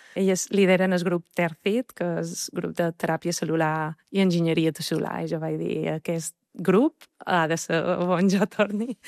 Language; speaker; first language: Catalan; native; Catalan